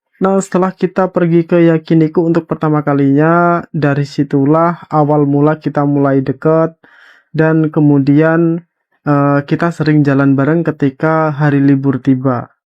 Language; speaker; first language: Indonesian; native; Indonesian